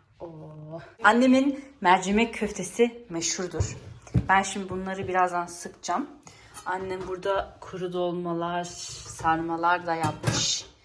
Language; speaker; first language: Turkish; native; Turkish